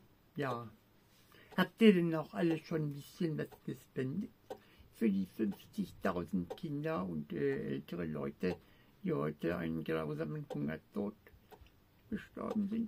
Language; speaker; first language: German; native; German